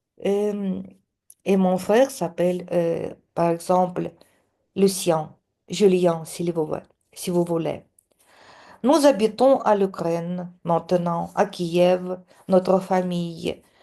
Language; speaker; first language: French; non-native, fluent; Russian